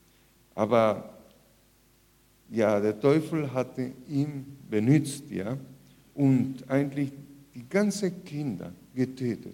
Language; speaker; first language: German; non-native, fluent; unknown